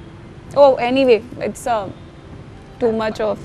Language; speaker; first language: English; non-native, local second language; Hindi